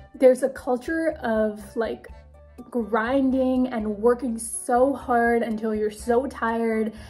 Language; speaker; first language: English; native; English